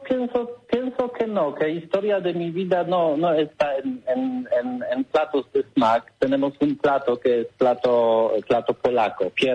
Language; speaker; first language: Spanish; non-native, learner; Polish